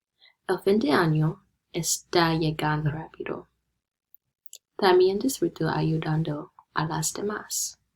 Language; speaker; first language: Spanish; non-native, learner; English